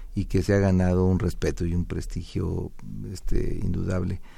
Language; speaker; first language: Spanish; native; Spanish